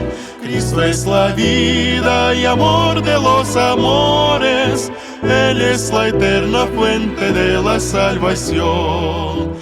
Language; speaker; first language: Spanish; non-native, learner; Russian